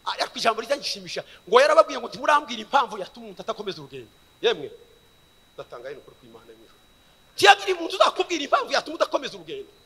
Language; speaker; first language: Kinyarwanda; early bilingual, heritage; Kinyarwanda